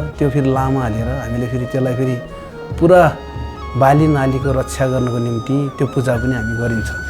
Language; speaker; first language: Nepali; non-native, local second language; Gurung